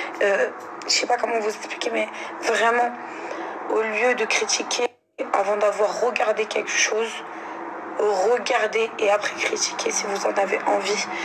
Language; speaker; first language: French; native; French